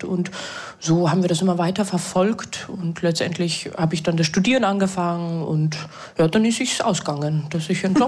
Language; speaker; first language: German; native; German